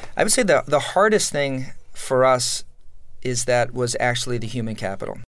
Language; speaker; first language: English; native; English